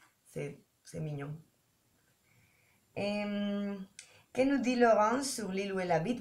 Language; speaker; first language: French; non-native, learner; Spanish